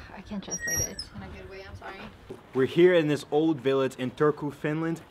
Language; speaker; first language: English; native; English